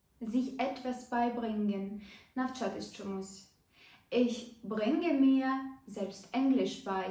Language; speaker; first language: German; non-native, fluent; Ukrainian